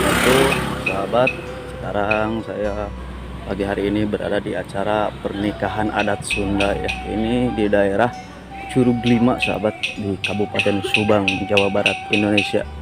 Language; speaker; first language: Indonesian; non-native, local second language; Sundanese